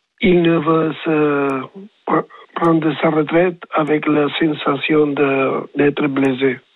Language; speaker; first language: French; non-native, learner; Spanish